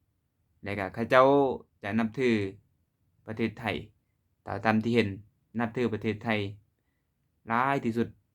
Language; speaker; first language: Thai; non-native, local second language; Lao